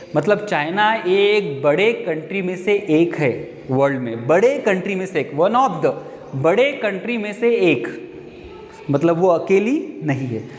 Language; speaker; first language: Hindi; non-native, local second language; Marathi